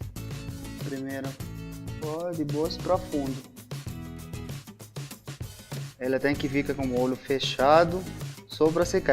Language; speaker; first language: Portuguese; non-native, learner; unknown